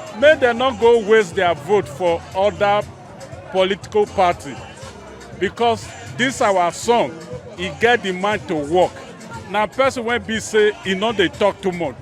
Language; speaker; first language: Nigerian Pidgin; non-native, local second language; Esan